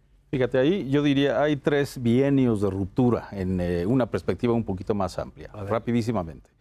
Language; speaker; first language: Spanish; native; Spanish